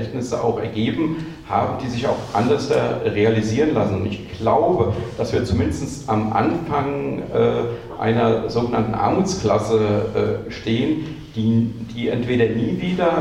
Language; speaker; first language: German; native; German